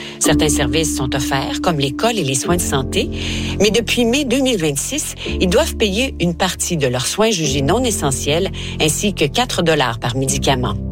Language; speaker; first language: French; native; French